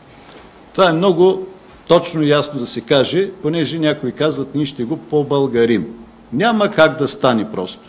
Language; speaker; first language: Bulgarian; native; Bulgarian